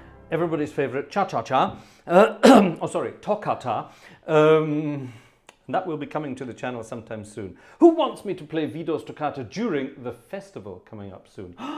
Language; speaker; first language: English; native; English